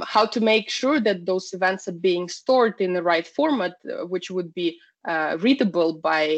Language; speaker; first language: English; non-native, fluent; Russian